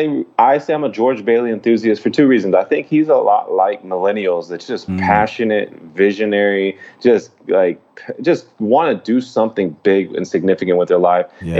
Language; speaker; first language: English; native; English